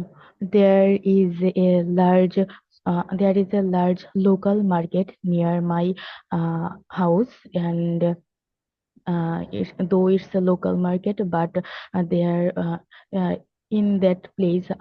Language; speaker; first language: English; non-native, learner; Bangla